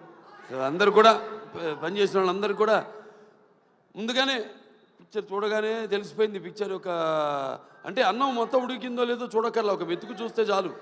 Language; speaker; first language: Telugu; native; Telugu